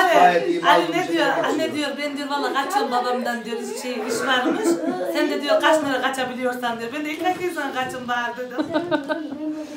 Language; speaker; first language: Turkish; native; Turkish